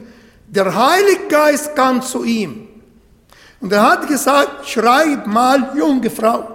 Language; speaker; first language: German; non-native, fluent; Arabic